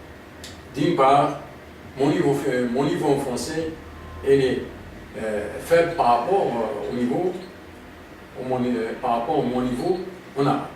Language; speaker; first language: French; non-native, local second language; Arabic